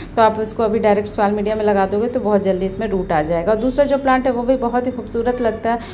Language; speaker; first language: Hindi; native; Hindi